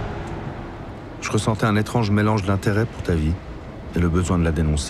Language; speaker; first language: French; early bilingual, other home language; Arabic